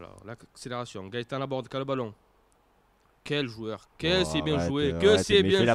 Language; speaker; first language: French; native; French